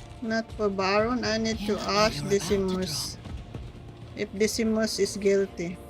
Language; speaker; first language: English; non-native, learner; Filipino